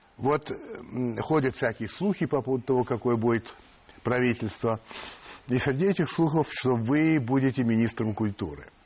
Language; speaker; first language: Russian; non-native, fluent; French